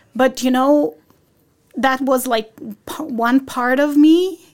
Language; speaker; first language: English; non-native, fluent; Ukrainian